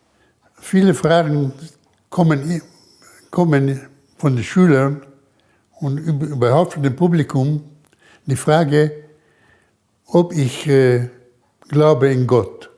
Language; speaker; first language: German; early bilingual, heritage; German